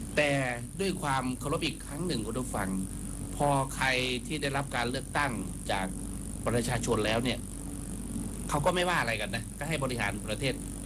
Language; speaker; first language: Thai; non-native, fluent; Northeastern Thai